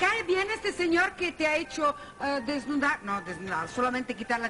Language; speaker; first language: Spanish; native; Spanish